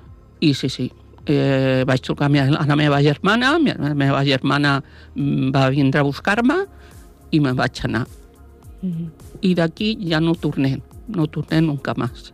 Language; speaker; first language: Catalan; non-native, local second language; Spanish